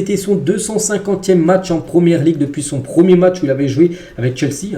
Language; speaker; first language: French; native; French